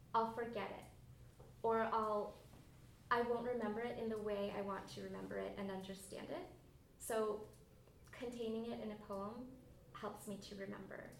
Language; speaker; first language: English; early bilingual, other home language; Bangla